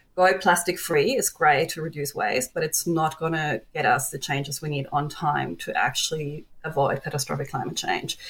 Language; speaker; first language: English; non-native, fluent; German